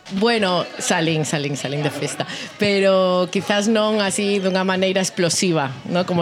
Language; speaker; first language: Galician; non-native, fluent; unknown